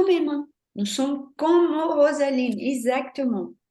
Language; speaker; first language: French; non-native, fluent; Portuguese